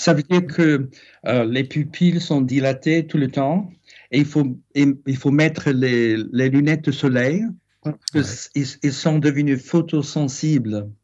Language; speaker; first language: French; non-native, fluent; English